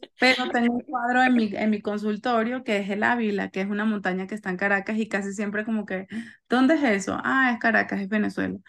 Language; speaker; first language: Spanish; native; Spanish